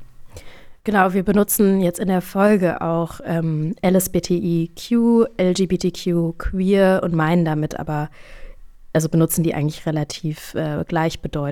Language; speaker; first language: German; native; German